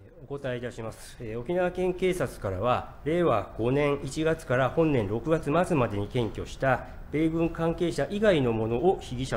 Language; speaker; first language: Japanese; native; Japanese